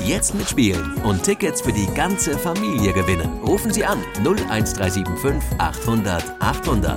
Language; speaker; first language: German; native; German